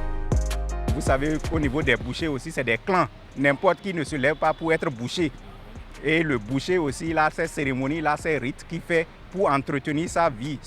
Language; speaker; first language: French; non-native, local second language; Fula